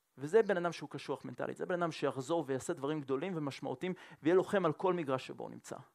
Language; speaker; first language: Hebrew; non-native, fluent; French